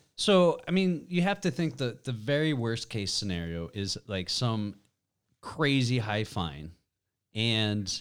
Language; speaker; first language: English; native; English